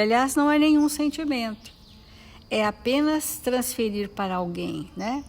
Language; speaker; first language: Portuguese; native; Portuguese